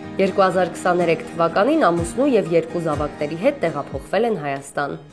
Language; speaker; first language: Armenian; native; Armenian